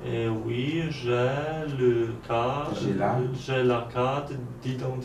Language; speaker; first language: French; non-native, learner; Polish